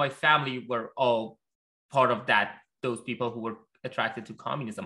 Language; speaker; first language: English; non-native, fluent; Persian